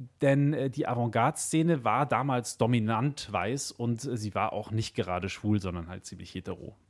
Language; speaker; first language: German; native; German